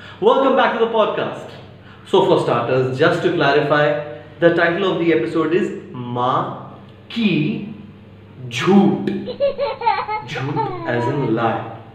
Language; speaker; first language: English; non-native, local second language; Maithili